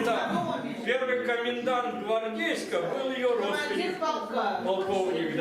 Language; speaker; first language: Russian; native; Russian